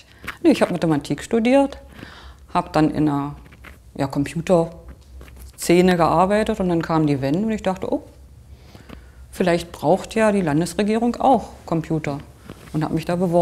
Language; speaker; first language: German; native; German